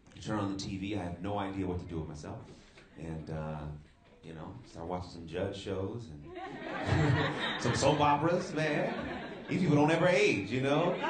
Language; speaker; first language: English; native; English